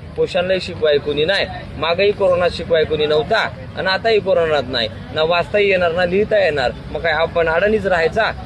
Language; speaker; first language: Marathi; non-native, local second language; Kukna